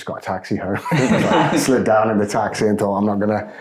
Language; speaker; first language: English; native; English